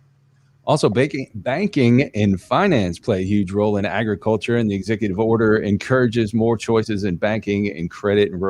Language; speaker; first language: English; native; English